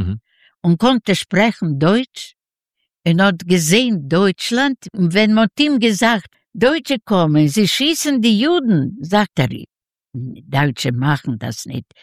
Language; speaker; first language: German; non-native, learner; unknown